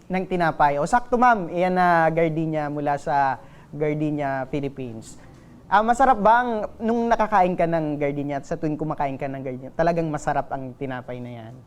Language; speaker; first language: Filipino; non-native, local second language; Bikol